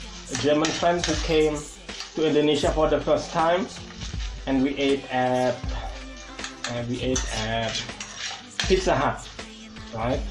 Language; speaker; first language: English; non-native, fluent; Indonesian